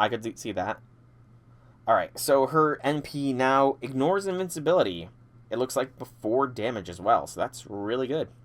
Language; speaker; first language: English; native; English